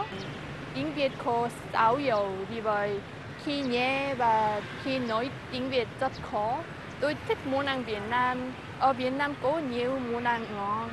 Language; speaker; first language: Vietnamese; non-native, learner; Korean